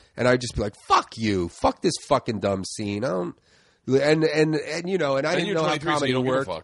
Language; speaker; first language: English; native; English